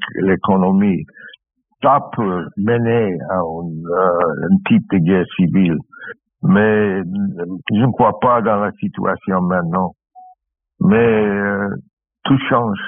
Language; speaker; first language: French; non-native, learner; English